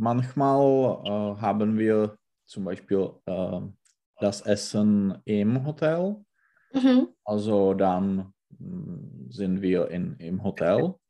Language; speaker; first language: German; non-native, learner; Czech